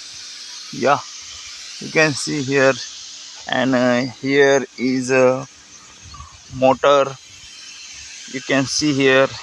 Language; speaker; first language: English; non-native, learner; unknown